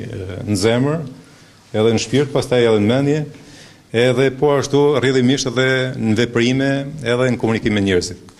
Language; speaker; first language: Albanian; native; Albanian